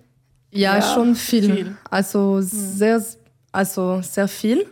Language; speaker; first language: German; non-native, learner; French